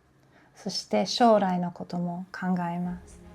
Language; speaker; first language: Japanese; non-native, learner; English